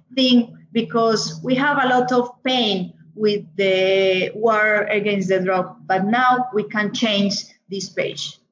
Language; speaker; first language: English; non-native, learner; Spanish